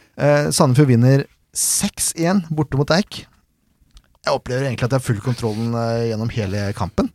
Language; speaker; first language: Norwegian; native; Norwegian